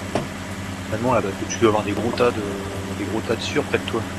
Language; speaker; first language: French; native; French